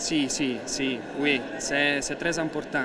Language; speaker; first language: French; non-native, learner; Italian